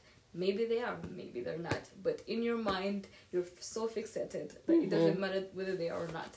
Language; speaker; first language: English; non-native, local second language; Kinyarwanda